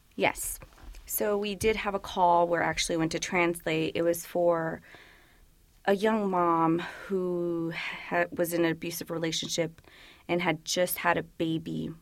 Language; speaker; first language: English; early bilingual, other home language; Spanish